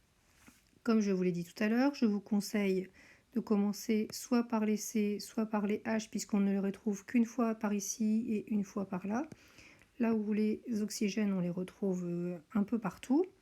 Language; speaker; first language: French; native; French